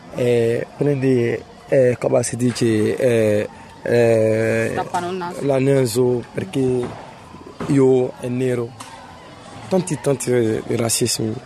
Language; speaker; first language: Italian; non-native, learner; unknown